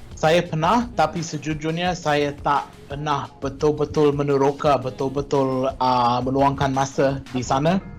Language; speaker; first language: Malay; non-native, fluent; English